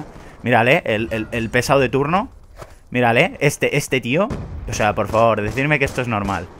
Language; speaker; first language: Spanish; native; Spanish